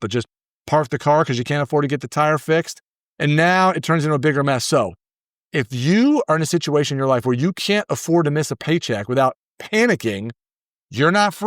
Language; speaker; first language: English; native; English